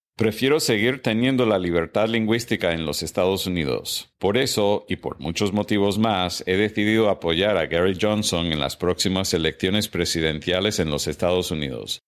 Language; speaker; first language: Spanish; non-native, fluent; English